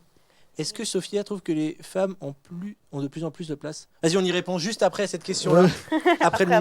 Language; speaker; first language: French; native; French